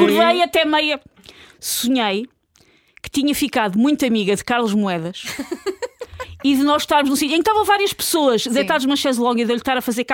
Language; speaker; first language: Portuguese; native; Portuguese